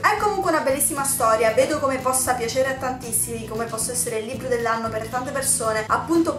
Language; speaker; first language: Italian; native; Italian